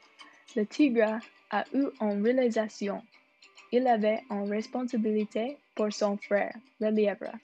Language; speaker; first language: French; non-native, learner; English